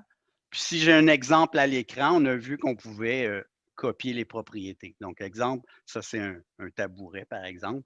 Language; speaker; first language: French; native; French